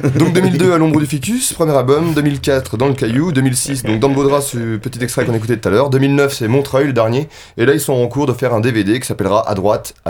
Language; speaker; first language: French; native; French